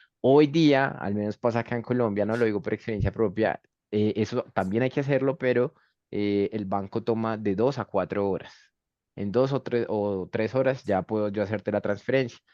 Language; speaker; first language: Spanish; native; Spanish